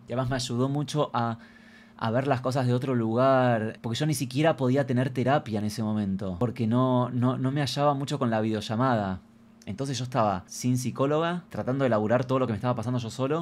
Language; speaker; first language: Spanish; native; Spanish